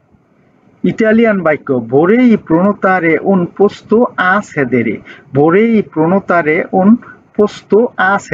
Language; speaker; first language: Italian; non-native, fluent; Bangla